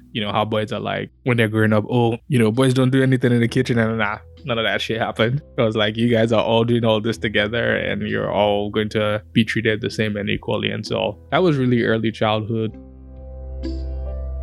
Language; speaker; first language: English; non-native, local second language; Yoruba